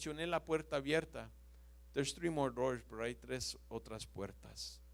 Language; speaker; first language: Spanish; non-native, fluent; English